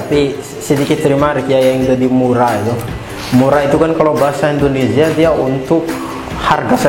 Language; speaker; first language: Indonesian; non-native, fluent; Malagasy